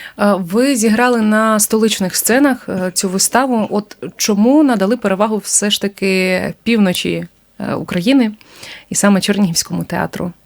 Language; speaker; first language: Ukrainian; native; Ukrainian